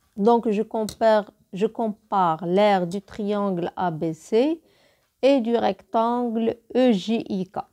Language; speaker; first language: French; non-native, local second language; Arabic